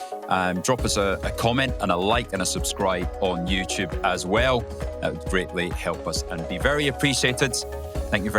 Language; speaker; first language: English; native; English